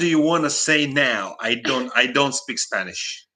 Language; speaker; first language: English; non-native, fluent; Russian